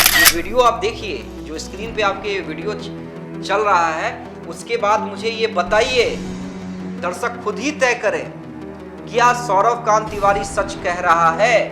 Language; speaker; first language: Hindi; native; Hindi